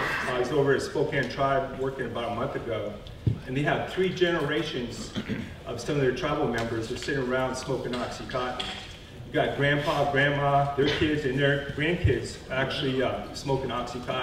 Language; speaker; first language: English; native; English